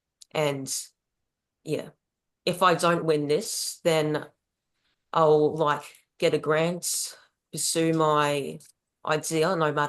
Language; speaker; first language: English; native; English